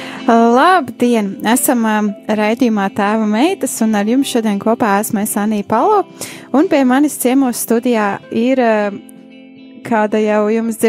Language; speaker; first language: Latvian; native; Latvian